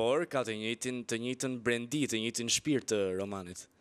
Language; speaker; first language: Albanian; native; Albanian